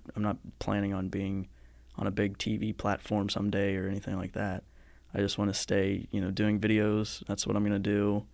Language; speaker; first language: English; native; English